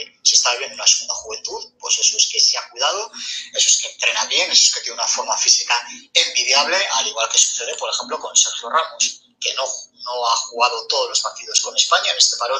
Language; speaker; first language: Spanish; native; Spanish